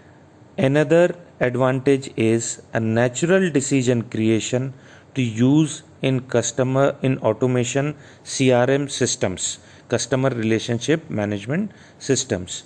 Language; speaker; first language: English; non-native, local second language; Hindi